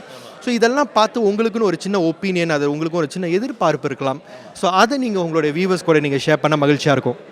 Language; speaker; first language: Tamil; native; Tamil